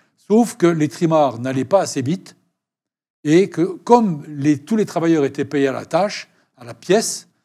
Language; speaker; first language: French; native; French